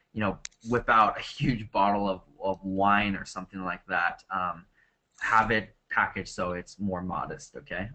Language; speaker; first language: English; native; English